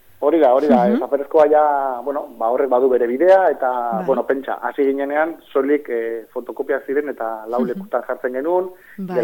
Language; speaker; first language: Basque; native; Basque